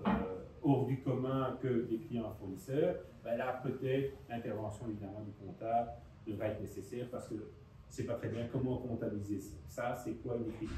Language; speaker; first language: French; native; French